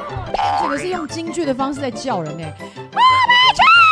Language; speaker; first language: Chinese; native; Chinese